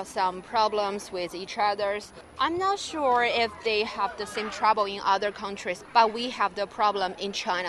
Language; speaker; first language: English; non-native, learner; Chinese